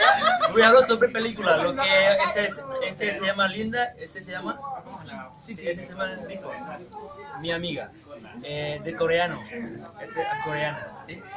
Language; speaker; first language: Spanish; non-native, learner; Indonesian